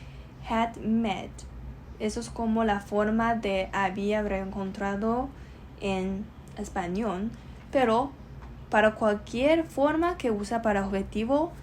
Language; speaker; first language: Spanish; non-native, learner; Chinese